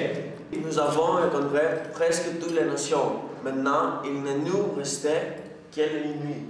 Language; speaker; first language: French; non-native, learner; Greek